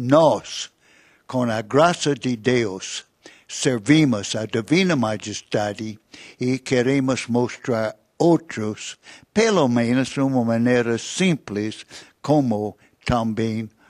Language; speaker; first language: Portuguese; non-native, fluent; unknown